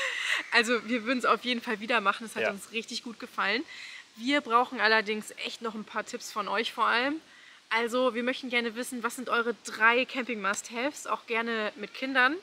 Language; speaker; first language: German; native; German